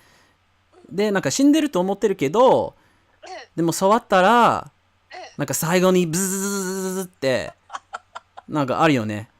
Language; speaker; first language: Japanese; non-native, fluent; English